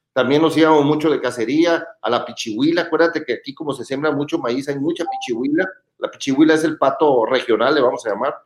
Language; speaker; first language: Spanish; native; Spanish